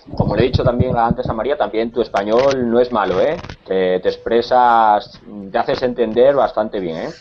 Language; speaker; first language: Spanish; native; Spanish